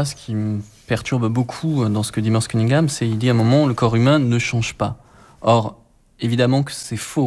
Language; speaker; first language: French; native; French